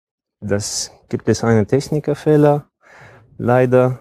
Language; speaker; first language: German; non-native, fluent; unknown